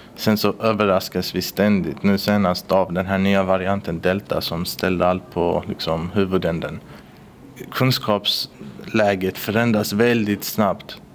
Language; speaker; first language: Swedish; early bilingual, other home language; Persian